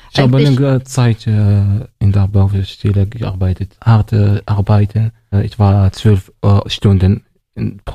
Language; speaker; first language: German; non-native, learner; Arabic